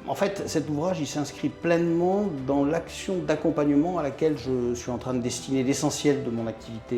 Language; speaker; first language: French; native; French